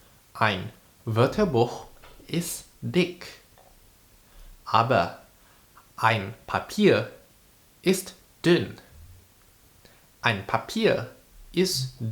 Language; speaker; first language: German; non-native, fluent; Indonesian